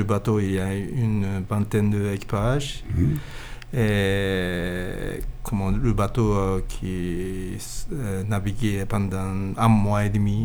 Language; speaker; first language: French; non-native, learner; Japanese